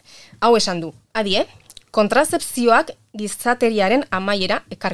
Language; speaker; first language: Basque; native; Basque